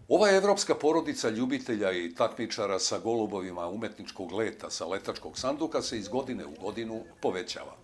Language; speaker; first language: Bosnian; native; Bosnian